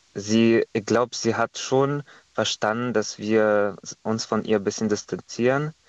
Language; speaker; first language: German; non-native, fluent; Estonian